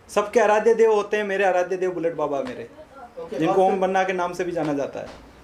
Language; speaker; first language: Hindi; native; Hindi